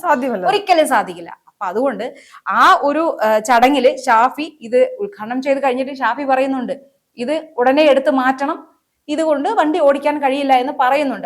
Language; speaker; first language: Malayalam; native; Malayalam